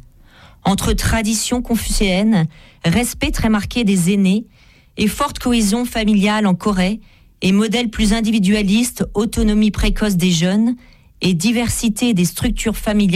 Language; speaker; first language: French; native; French